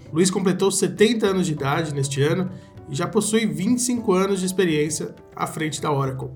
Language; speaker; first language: Portuguese; native; Portuguese